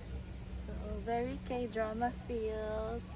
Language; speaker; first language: English; non-native, local second language; Filipino